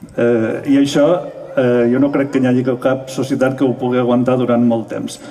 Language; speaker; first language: Catalan; native; Catalan